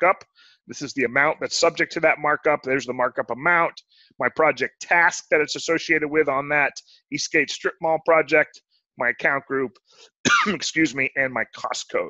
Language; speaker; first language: English; native; English